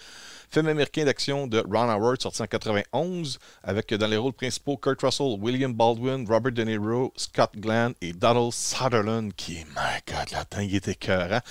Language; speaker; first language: French; native; French